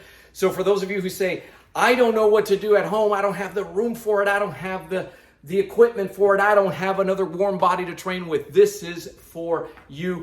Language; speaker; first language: English; native; English